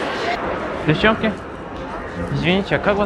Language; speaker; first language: Russian; non-native, local second language; Kazakh